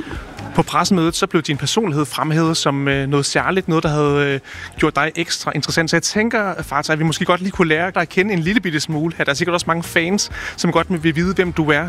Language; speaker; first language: Danish; native; Danish